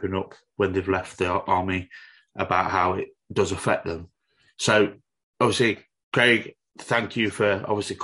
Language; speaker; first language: English; native; English